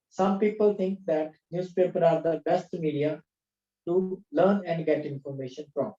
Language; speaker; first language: English; non-native, local second language; Punjabi